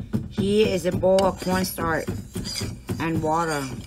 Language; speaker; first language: English; non-native, fluent; Vietnamese